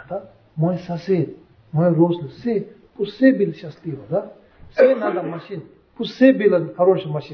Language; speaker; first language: Russian; non-native, learner; Tibetan